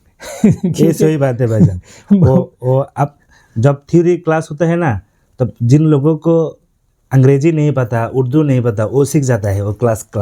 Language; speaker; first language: Hindi; non-native, fluent; Bangla